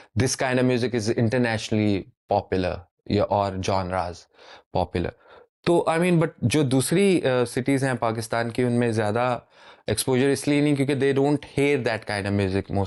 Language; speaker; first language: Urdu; native; Urdu